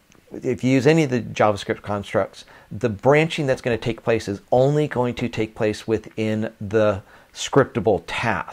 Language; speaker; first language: English; native; English